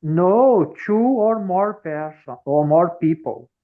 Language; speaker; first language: English; non-native, learner; Portuguese